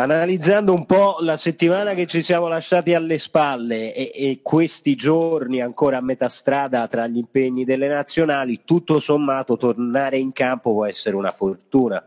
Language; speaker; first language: Italian; native; Italian